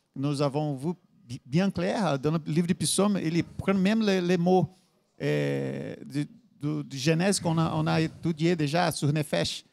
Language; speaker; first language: French; non-native, learner; Portuguese